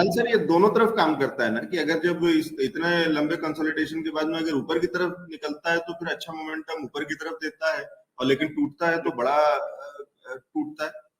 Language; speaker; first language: Hindi; native; Hindi